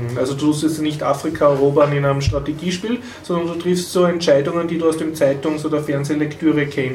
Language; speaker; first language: German; native; German